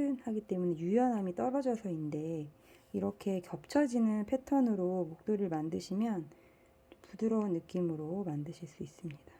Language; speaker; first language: Korean; native; Korean